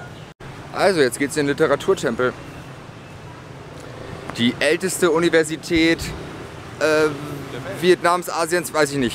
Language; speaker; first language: German; native; German